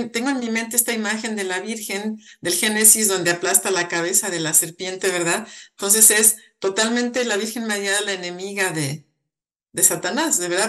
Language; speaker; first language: Spanish; native; Spanish